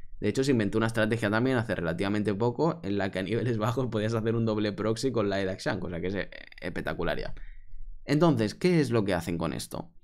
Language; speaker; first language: Spanish; native; Spanish